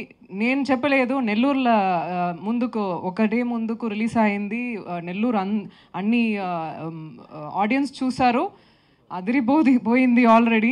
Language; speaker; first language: Telugu; non-native, local second language; Tamil